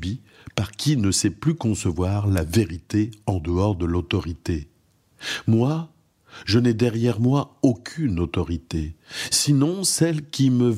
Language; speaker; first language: French; native; French